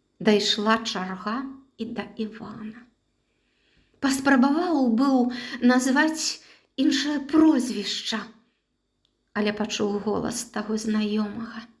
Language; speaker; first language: Belarusian; native; Belarusian